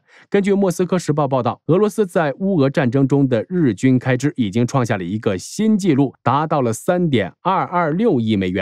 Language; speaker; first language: Chinese; native; Chinese